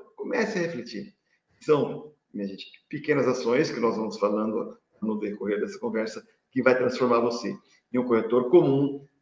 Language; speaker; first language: Portuguese; native; Portuguese